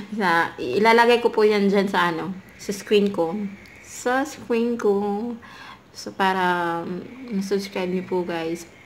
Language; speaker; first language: Filipino; non-native, local second language; Cebuano